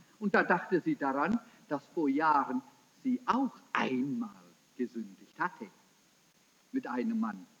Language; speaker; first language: German; early bilingual, heritage; German